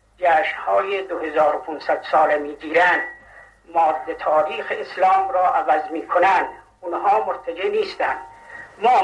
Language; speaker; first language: Persian; non-native, local second language; Azerbaijani